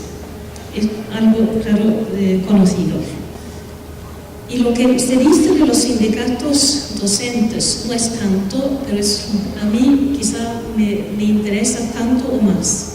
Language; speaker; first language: Spanish; non-native, fluent; Swedish